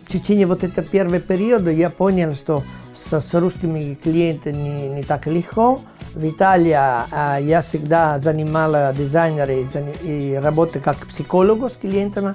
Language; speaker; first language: Russian; non-native, learner; Italian